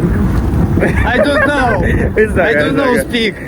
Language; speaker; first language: English; non-native, local second language; Malayalam